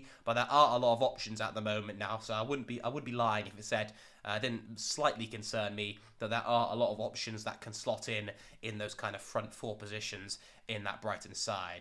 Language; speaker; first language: English; native; English